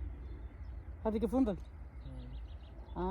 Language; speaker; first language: German; non-native, learner; Indonesian